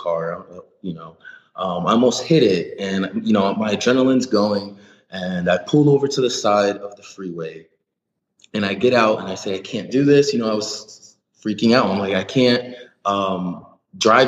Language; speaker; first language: English; native; English